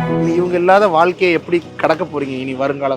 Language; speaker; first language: Tamil; native; Tamil